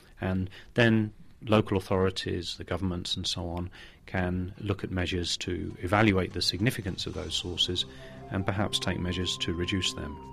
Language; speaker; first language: English; native; English